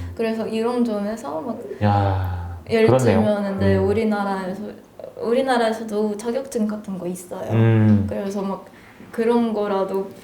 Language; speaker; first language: Korean; non-native, fluent; Russian